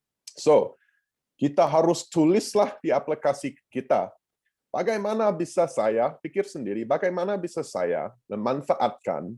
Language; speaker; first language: Indonesian; non-native, fluent; English